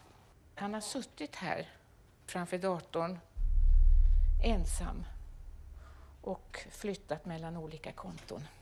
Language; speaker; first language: Swedish; native; Swedish